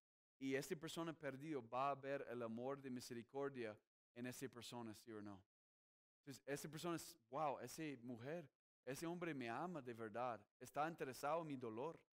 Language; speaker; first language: Spanish; non-native, fluent; English